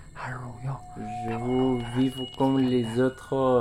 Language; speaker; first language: French; non-native, learner; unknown